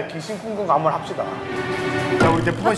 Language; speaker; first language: Korean; native; Korean